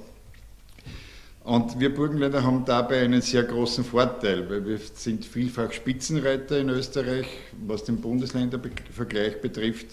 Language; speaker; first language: German; native; German